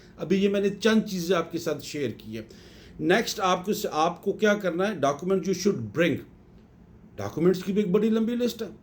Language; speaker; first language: Urdu; native; Urdu